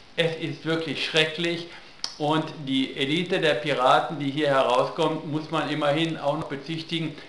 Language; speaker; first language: German; native; German